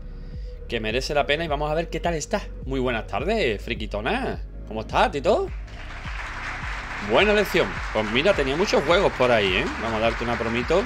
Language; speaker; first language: Spanish; native; Spanish